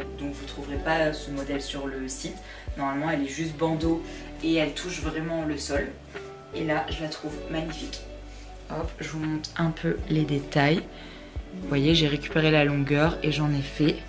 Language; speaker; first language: French; native; French